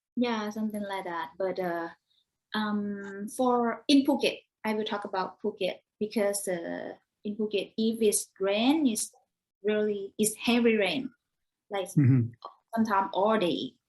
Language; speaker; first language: English; non-native, learner; Thai